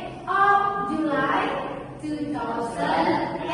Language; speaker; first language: English; non-native, fluent; Indonesian